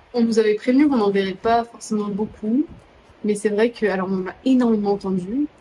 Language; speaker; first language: French; native; French